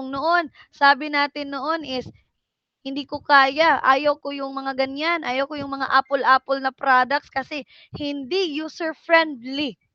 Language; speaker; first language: Filipino; non-native, local second language; Cebuano